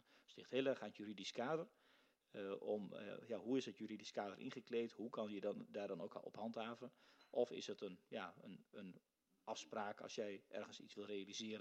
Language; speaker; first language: Dutch; native; Dutch